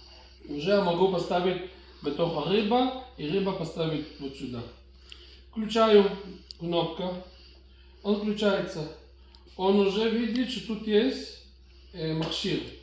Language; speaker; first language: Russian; early bilingual, heritage; Russian